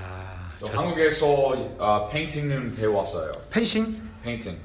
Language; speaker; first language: Korean; non-native, learner; English